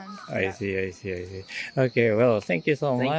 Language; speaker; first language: English; non-native, fluent; Japanese